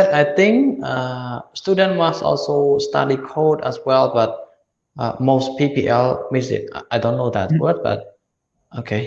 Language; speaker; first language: English; non-native, learner; Khmer